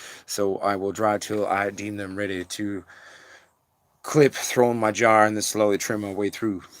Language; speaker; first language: English; native; English